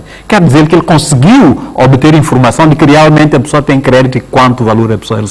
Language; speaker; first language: Portuguese; native; Portuguese